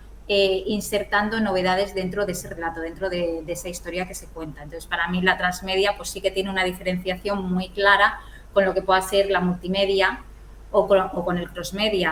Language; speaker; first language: Spanish; native; Spanish